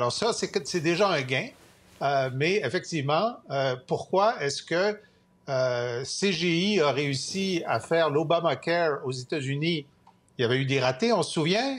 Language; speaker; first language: French; native; French